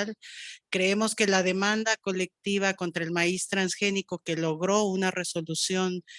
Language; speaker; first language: Spanish; native; Spanish